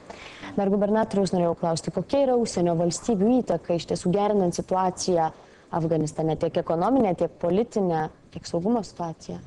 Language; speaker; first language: Lithuanian; native; Lithuanian